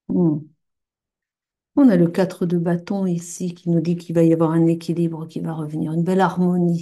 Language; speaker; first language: French; native; French